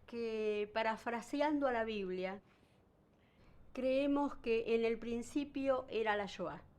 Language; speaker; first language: Spanish; native; Spanish